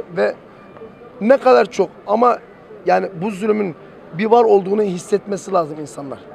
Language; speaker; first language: Turkish; native; Turkish